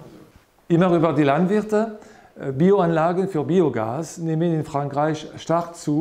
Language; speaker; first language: German; non-native, fluent; French